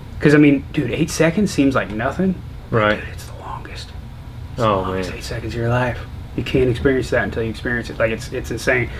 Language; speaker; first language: English; native; English